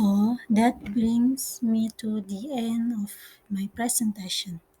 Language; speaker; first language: English; non-native, learner; Indonesian